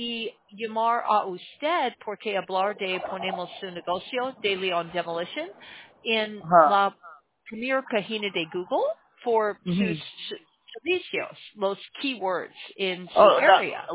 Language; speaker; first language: Spanish; non-native, learner; English